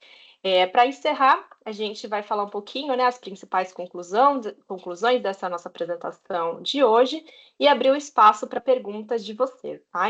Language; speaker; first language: Portuguese; native; Portuguese